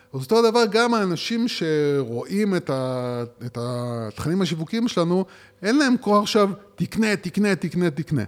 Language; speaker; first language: Hebrew; native; Hebrew